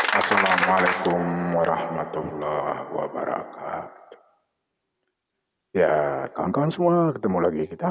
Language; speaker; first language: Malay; non-native, local second language; Achinese